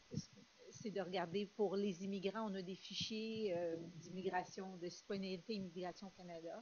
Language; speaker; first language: French; native; French